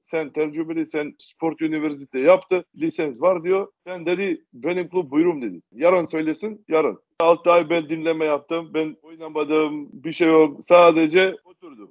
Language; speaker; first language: Turkish; non-native, learner; Macedonian